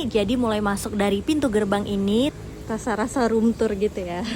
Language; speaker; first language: Indonesian; native; Indonesian